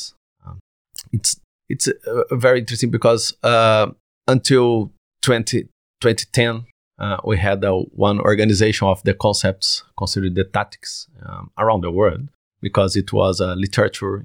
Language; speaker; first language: English; non-native, learner; Portuguese